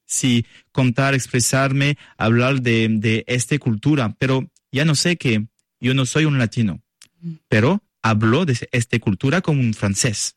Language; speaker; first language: Spanish; non-native, learner; French